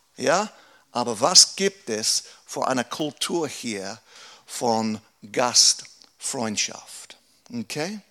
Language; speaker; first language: German; non-native, fluent; English